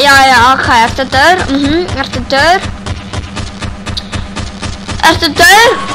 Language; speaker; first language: Icelandic; early bilingual, heritage; Icelandic